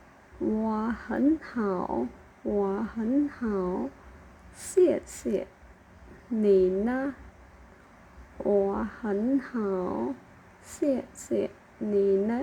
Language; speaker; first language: Chinese; non-native, learner; Khmer